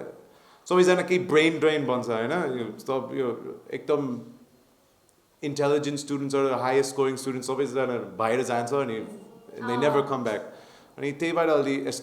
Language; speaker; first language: Nepali; non-native, learner; English